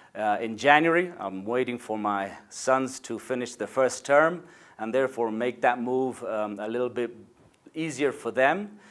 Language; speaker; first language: English; non-native, fluent; Spanish